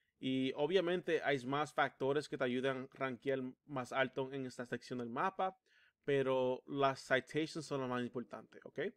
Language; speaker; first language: Spanish; early bilingual, heritage; Spanish